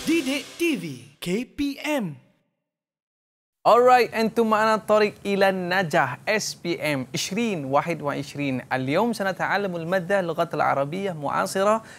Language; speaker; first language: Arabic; non-native, fluent; Malay